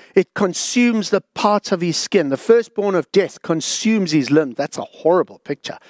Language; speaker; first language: English; native; English